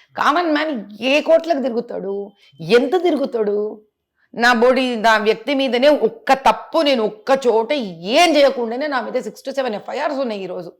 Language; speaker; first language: Telugu; native; Telugu